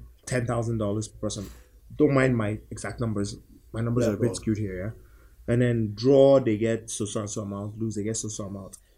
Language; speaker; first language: English; non-native, local second language; Igbo